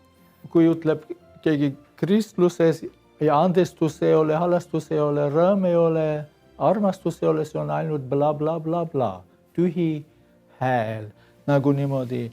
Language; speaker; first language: Estonian; non-native, learner; Armenian